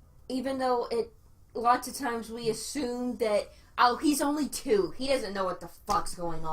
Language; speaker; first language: English; native; English